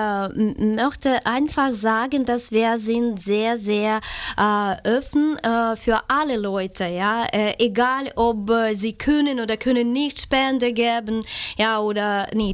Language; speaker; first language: German; non-native, learner; Ukrainian